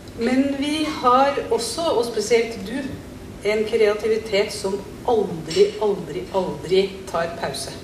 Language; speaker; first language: Norwegian; native; Norwegian